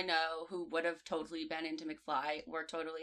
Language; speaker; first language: English; native; English